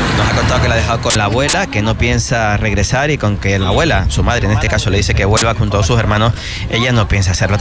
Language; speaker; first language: Spanish; native; Spanish